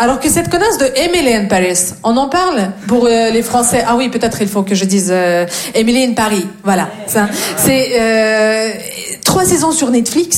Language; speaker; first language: French; non-native, fluent; Russian